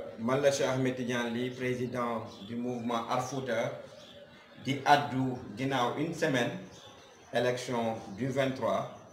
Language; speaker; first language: Wolof; non-native, local second language; Fula